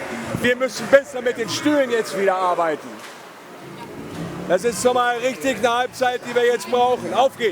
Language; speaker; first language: German; native; German